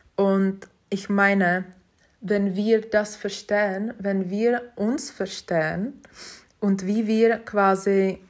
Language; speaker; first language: German; non-native, fluent; Czech